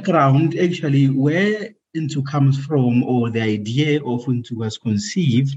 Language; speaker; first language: English; non-native, local second language; Southern Sotho